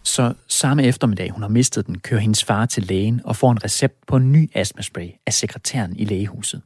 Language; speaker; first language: Danish; native; Danish